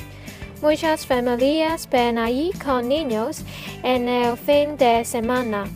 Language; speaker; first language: Spanish; non-native, learner; Cantonese